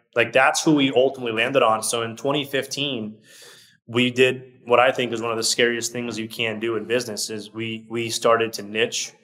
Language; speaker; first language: English; early bilingual, other home language; Portuguese